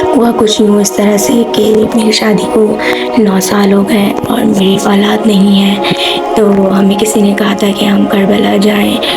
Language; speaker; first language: Urdu; native; Urdu